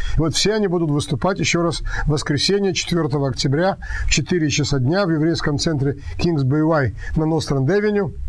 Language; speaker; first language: Russian; native; Russian